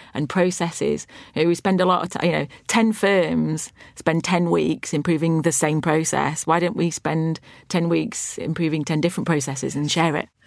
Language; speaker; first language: English; native; English